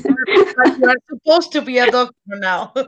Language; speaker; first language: English; non-native, fluent; Spanish